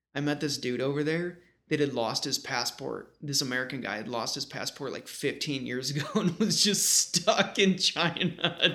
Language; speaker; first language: English; native; English